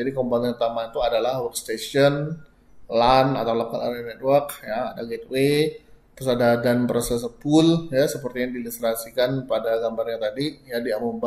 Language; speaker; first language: Indonesian; native; Indonesian